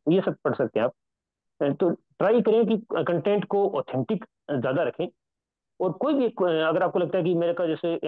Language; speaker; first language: Hindi; native; Hindi